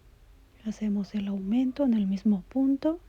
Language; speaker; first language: Spanish; native; Spanish